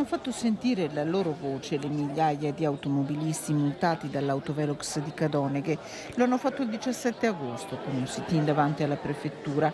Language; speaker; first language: Italian; native; Italian